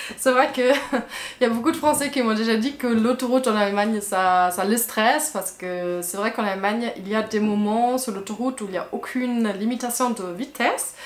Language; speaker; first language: French; non-native, fluent; German